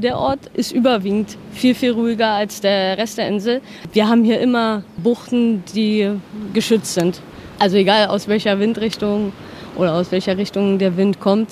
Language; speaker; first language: German; native; German